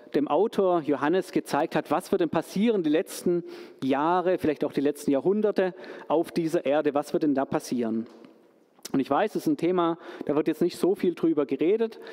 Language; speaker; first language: German; native; German